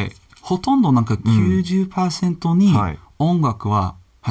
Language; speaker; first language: Japanese; non-native, learner; English